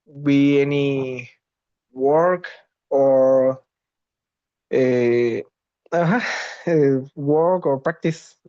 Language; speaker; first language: English; non-native, learner; Spanish